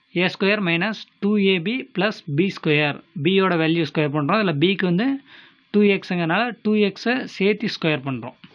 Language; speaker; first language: Tamil; native; Tamil